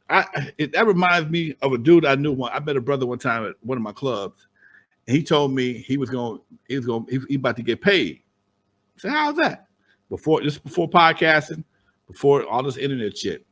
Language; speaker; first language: English; native; English